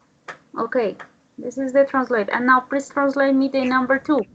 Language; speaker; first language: English; non-native, learner; Spanish